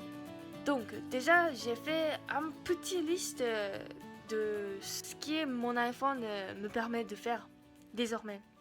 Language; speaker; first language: French; non-native, learner; Japanese